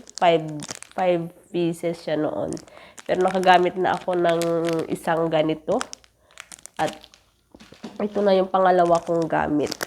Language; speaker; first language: Filipino; non-native, local second language; Iloko